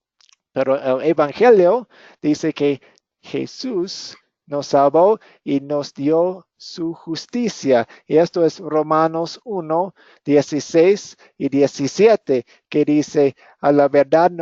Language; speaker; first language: Spanish; non-native, fluent; English